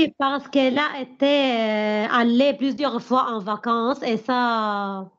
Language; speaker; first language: French; non-native, learner; Arabic